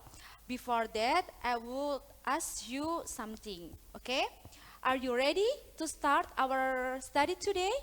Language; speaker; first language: English; non-native, learner; Indonesian